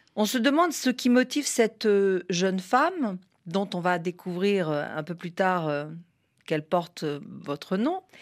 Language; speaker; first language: French; native; French